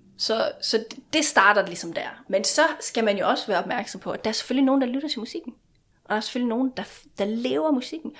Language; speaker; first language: Danish; non-native, local second language; Faroese